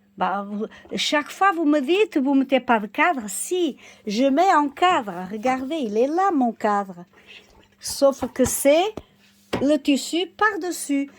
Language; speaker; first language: French; non-native, fluent; Portuguese